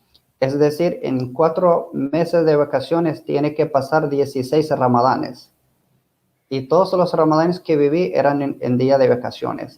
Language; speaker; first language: Spanish; non-native, fluent; Arabic